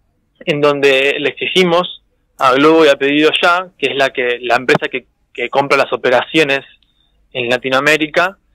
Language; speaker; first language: Spanish; native; Spanish